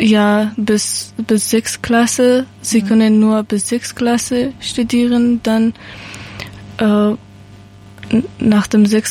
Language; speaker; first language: German; non-native, learner; Persian